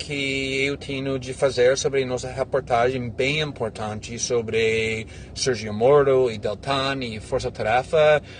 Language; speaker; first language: Portuguese; non-native, fluent; English